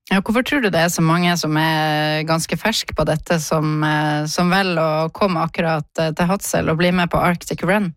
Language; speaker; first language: Norwegian; native; Norwegian